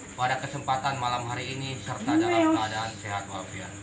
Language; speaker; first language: Indonesian; non-native, local second language; Javanese